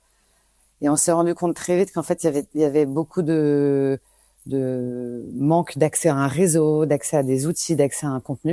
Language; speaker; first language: French; native; French